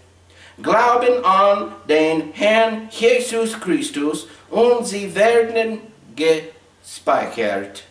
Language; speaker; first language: German; non-native, learner; English